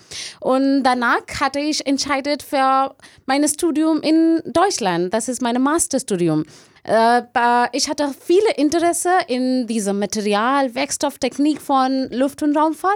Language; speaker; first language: German; non-native, learner; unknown